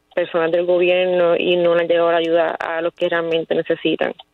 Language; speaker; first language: Spanish; native; Spanish